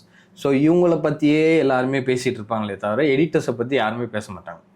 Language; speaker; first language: Tamil; native; Tamil